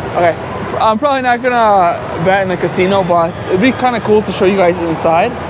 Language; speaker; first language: English; native; English